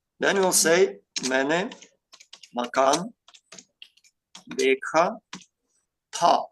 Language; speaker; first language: Hindi; non-native, fluent; Ukrainian